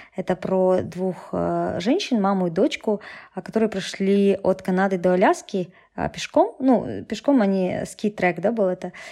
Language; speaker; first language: Russian; native; Russian